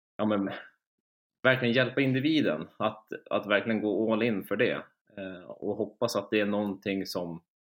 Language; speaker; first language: Swedish; native; Swedish